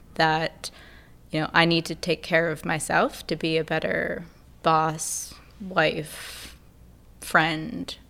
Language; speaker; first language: English; native; English